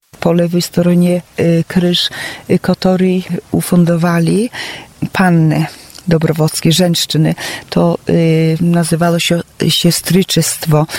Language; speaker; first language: Polish; non-native, local second language; Belarusian